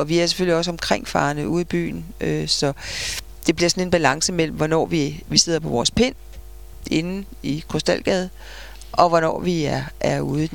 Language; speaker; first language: Danish; native; Danish